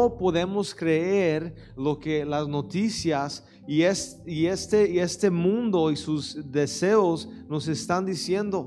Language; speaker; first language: Spanish; early bilingual, heritage; Spanish